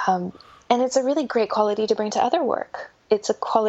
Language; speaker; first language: English; native; English